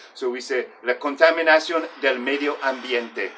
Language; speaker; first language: Spanish; non-native, fluent; English